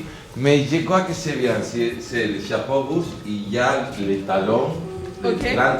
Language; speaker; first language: French; non-native, fluent; Spanish